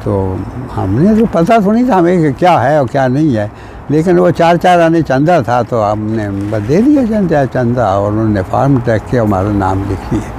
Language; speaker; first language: Urdu; non-native, local second language; Punjabi